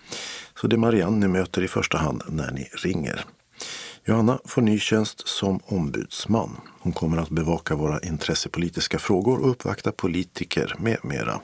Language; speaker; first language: Swedish; native; Swedish